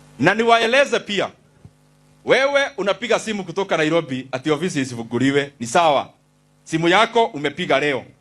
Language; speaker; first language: Swahili; non-native, local second language; Kikuyu